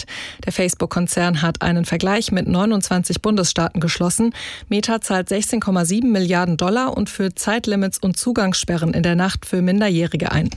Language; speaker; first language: German; native; German